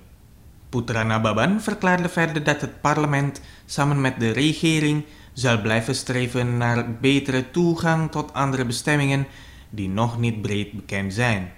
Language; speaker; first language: Dutch; non-native, fluent; Indonesian